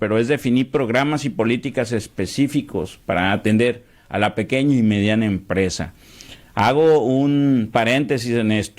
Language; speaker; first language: Spanish; native; Spanish